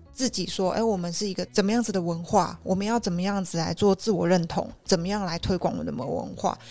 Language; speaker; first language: Chinese; native; Chinese